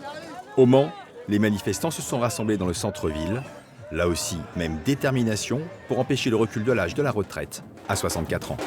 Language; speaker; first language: French; native; French